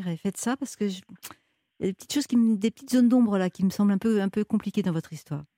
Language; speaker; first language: French; native; French